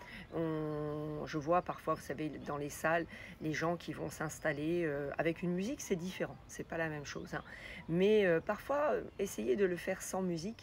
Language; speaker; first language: French; native; French